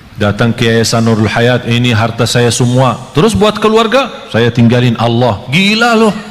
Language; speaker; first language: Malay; non-native, fluent; Arabic